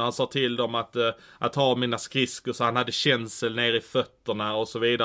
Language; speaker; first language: Swedish; native; Swedish